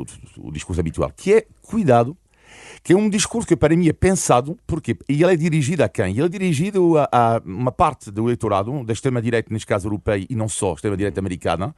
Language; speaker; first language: Portuguese; non-native, fluent; French